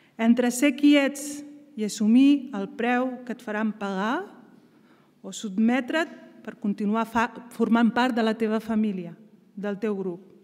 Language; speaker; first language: Catalan; early bilingual, other home language; Riffian